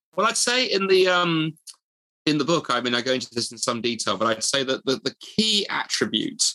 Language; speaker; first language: English; native; English